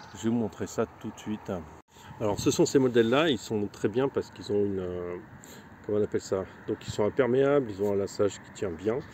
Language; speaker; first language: French; native; French